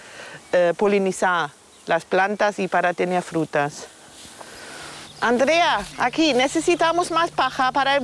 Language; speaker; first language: Spanish; non-native, fluent; German